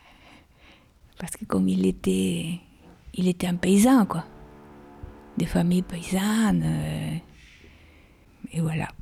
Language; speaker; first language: French; non-native, fluent; Spanish